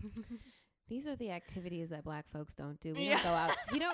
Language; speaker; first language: English; native; English